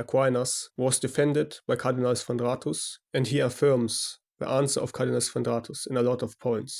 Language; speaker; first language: English; non-native, fluent; German